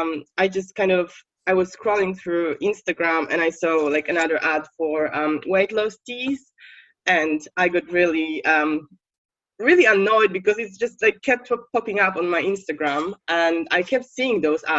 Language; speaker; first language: English; non-native, fluent; Polish